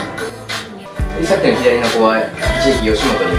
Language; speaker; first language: Japanese; native; Japanese